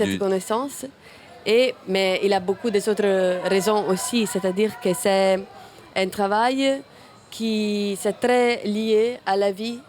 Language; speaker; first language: French; non-native, fluent; Italian